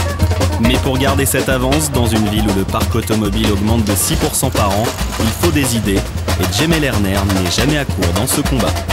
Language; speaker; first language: French; native; French